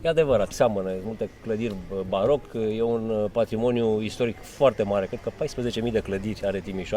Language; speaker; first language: Romanian; native; Romanian